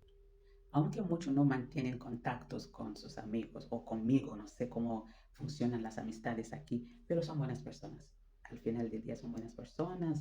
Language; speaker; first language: Spanish; non-native, fluent; French